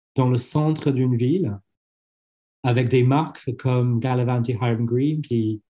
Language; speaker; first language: French; non-native, fluent; English